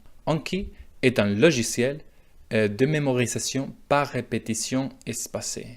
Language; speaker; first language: French; non-native, learner; Spanish